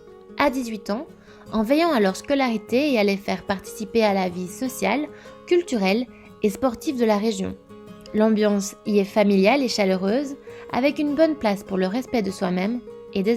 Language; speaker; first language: French; native; French